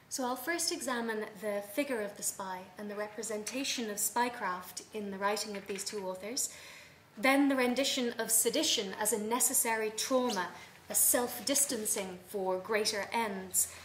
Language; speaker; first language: English; native; English